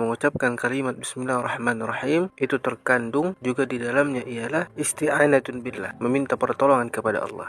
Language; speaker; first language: Malay; native; Malay